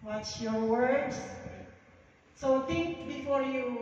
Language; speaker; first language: English; non-native, local second language; Filipino